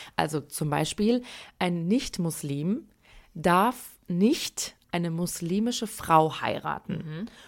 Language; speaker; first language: German; early bilingual, other home language; Persian